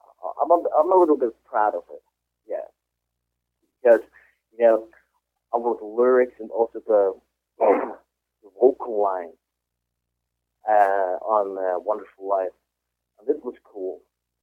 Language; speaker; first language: English; non-native, fluent; Swiss German